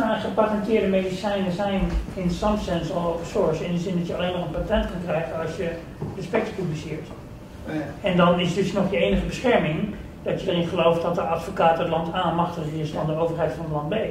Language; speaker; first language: Dutch; native; Dutch